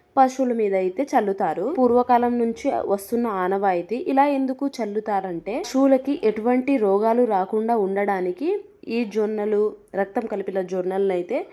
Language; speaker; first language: Telugu; non-native, local second language; Lambadi